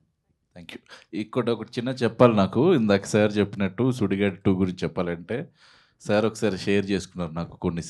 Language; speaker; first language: Telugu; native; Telugu